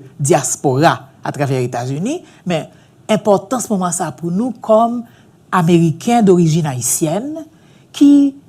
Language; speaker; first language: Haitian Creole; early bilingual, heritage; Haitian Creole